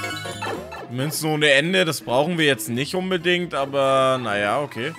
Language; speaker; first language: German; native; German